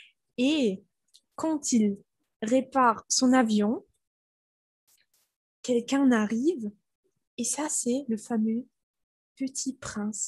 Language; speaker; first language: French; non-native, fluent; German